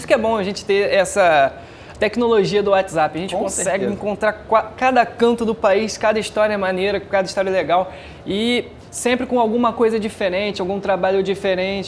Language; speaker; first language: Portuguese; native; Portuguese